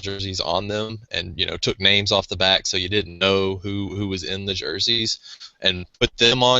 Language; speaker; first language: English; native; English